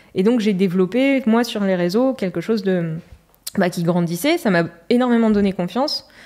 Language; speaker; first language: French; native; French